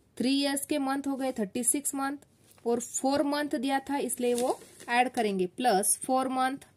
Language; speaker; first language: Hindi; non-native, local second language; Marathi